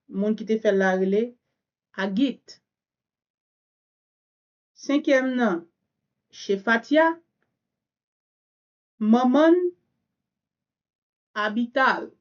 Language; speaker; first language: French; non-native, learner; Haitian Creole